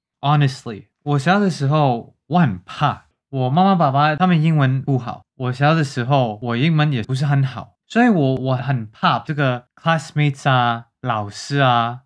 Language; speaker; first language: Chinese; early bilingual, heritage; Chinese